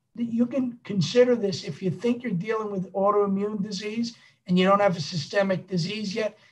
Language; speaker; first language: English; native; English